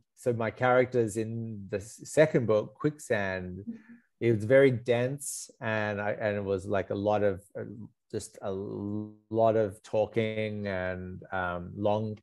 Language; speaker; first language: English; native; English